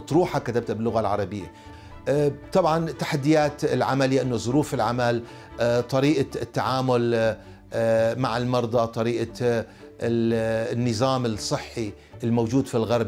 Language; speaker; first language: Arabic; native; Arabic